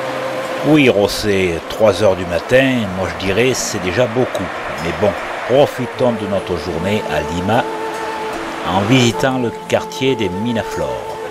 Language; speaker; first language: French; native; French